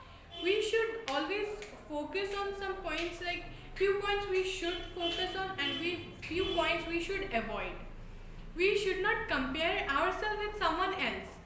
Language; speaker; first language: English; non-native, local second language; Bangla